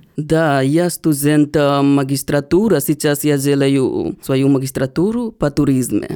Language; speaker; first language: Russian; non-native, learner; Hindi